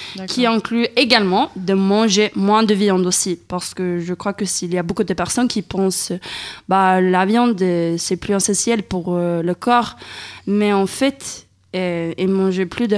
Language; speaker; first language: French; non-native, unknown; Swedish